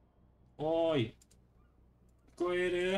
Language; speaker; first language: Japanese; non-native, fluent; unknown